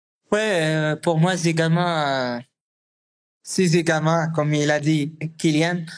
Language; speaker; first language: French; non-native, learner; Arabic